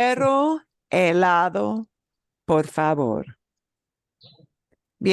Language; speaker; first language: Spanish; non-native, fluent; English